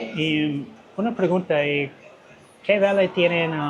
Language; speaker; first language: Spanish; non-native, learner; English